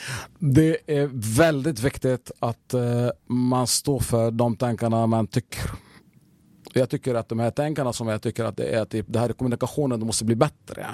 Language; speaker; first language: Swedish; non-native, fluent; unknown